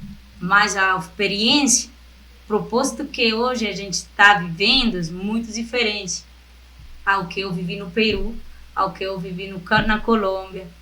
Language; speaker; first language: Portuguese; non-native, fluent; Spanish